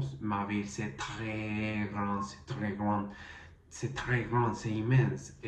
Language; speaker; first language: French; non-native, learner; Spanish